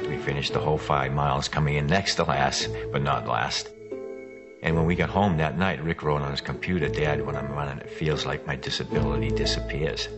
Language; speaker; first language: English; native; English